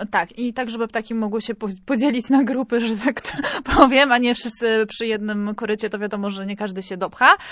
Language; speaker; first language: Polish; native; Polish